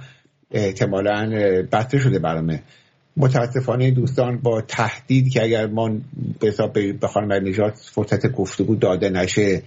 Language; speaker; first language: Persian; native; Persian